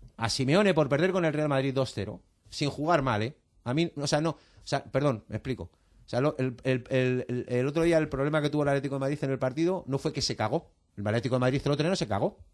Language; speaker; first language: Spanish; native; Spanish